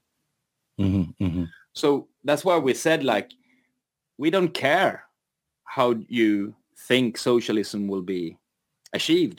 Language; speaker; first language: English; non-native, fluent; Swedish